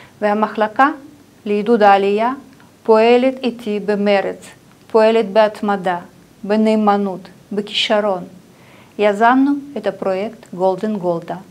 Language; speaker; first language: Hebrew; non-native, fluent; Russian